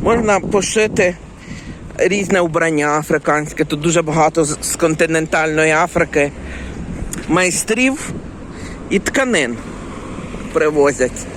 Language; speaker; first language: Ukrainian; native; Ukrainian